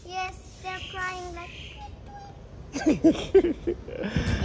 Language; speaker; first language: English; non-native, learner; Persian